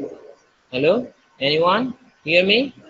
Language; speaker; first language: English; non-native, learner; Indonesian